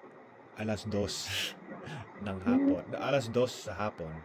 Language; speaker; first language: Filipino; non-native, learner; English